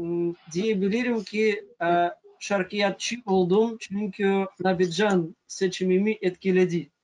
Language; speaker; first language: Turkish; non-native, fluent; Russian